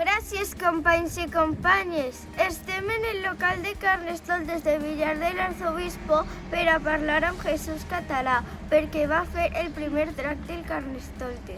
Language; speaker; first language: Catalan; non-native, local second language; Spanish